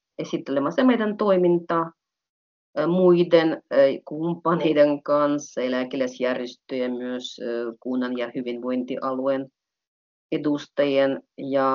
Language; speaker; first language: Finnish; non-native, fluent; Russian